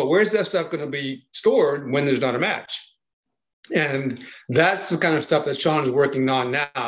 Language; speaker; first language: English; native; English